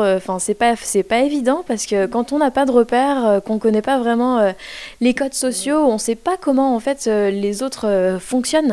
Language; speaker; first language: French; native; French